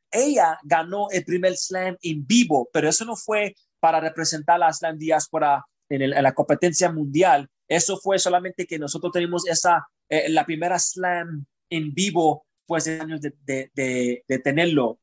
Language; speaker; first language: Spanish; early bilingual, heritage; Spanish